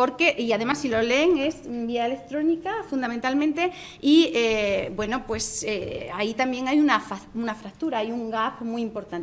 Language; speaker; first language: Spanish; native; Spanish